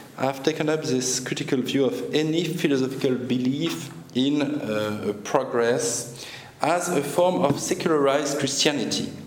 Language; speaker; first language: English; non-native, fluent; French